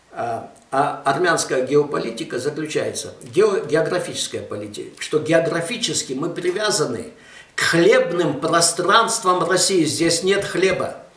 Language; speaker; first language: Russian; non-native, local second language; Armenian